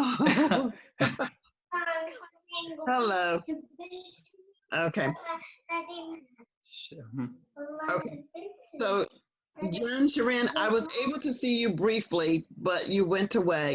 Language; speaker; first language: English; non-native, learner; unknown